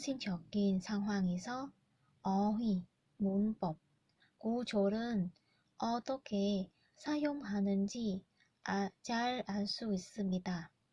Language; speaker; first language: Korean; non-native, learner; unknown